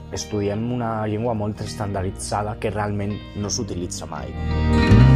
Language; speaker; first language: Catalan; non-native, local second language; Spanish